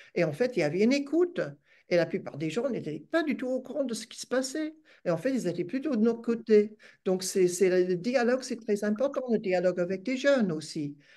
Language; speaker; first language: French; non-native, fluent; English